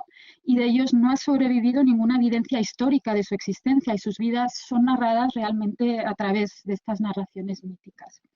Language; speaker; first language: Spanish; native; Spanish